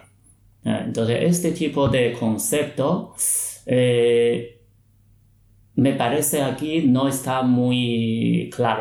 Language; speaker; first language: Spanish; non-native, fluent; Chinese